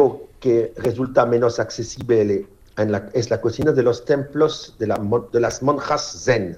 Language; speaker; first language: Spanish; non-native, fluent; French